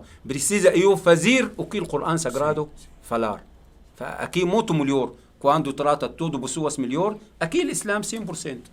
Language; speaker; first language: Portuguese; non-native, learner; Arabic